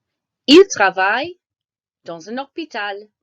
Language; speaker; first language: French; non-native, fluent; English